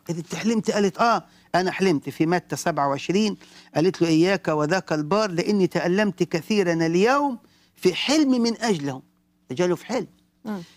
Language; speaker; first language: Arabic; native; Arabic